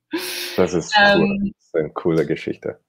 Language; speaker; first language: German; non-native, fluent; English